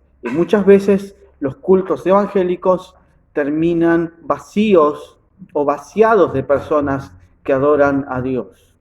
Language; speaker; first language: Spanish; native; Spanish